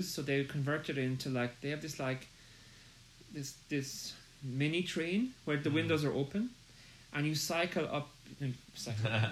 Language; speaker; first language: English; native; English